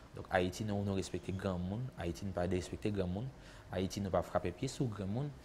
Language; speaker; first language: French; native; French